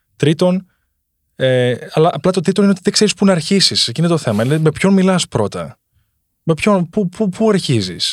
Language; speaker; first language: Greek; early bilingual, heritage; Greek